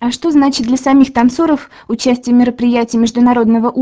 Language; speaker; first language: Russian; native; Russian